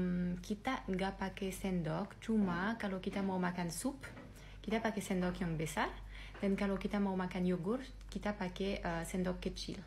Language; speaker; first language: Indonesian; non-native, fluent; French